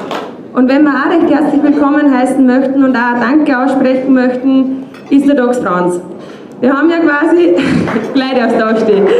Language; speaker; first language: German; native; German